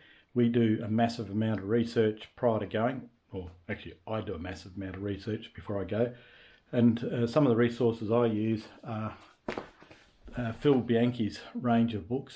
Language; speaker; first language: English; native; English